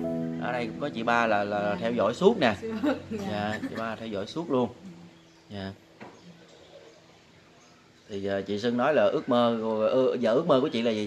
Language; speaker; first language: Vietnamese; native; Vietnamese